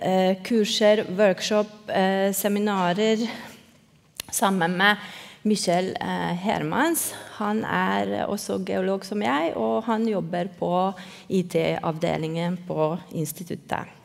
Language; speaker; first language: Norwegian; non-native, fluent; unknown